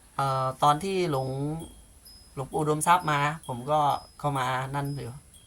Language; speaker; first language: Thai; native; Thai